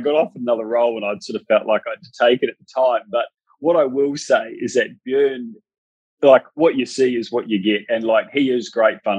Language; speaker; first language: English; native; English